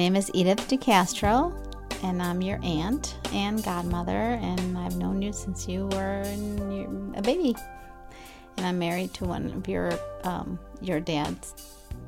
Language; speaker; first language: English; early bilingual, other home language; Spanish